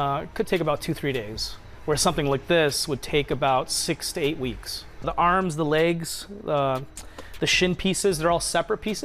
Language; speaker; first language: English; native; English